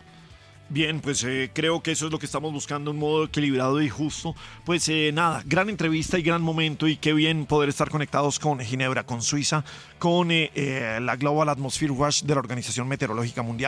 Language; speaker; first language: Spanish; native; Spanish